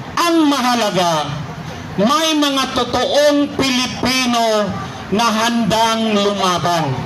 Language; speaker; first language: Filipino; non-native, local second language; Cebuano